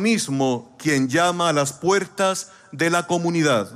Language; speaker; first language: Spanish; native; Spanish